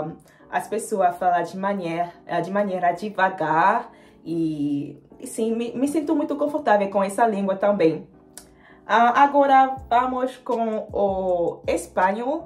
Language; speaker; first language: Portuguese; non-native, learner; French